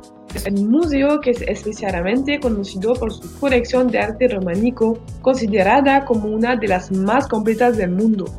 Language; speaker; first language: Spanish; non-native, learner; French